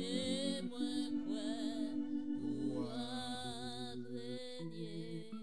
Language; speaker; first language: French; non-native, local second language; Haitian Creole